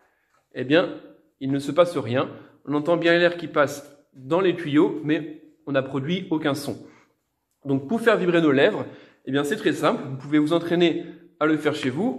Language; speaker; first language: French; native; French